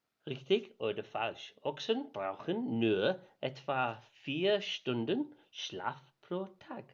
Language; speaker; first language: German; non-native, learner; English